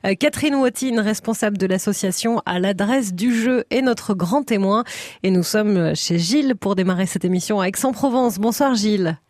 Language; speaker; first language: French; native; French